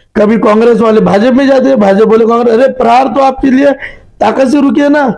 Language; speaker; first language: Hindi; non-native, local second language; Marathi